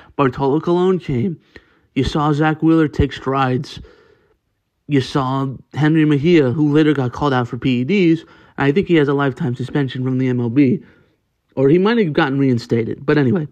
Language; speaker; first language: English; native; English